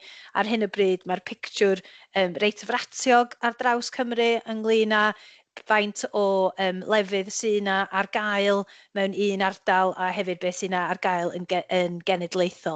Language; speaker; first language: Welsh; native; Welsh